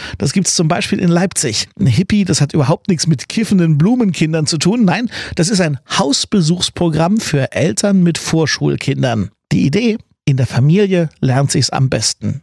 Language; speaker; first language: German; native; German